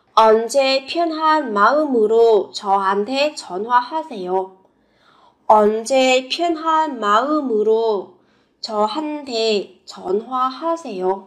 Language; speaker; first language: Korean; non-native, fluent; Vietnamese